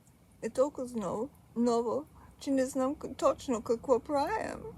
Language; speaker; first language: Bulgarian; early bilingual, heritage; Bulgarian